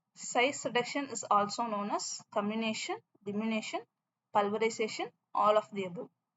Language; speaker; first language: English; non-native, local second language; Tamil